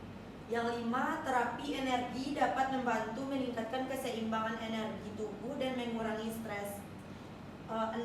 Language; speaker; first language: Indonesian; native; Indonesian